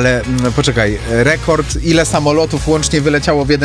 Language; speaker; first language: Polish; native; Polish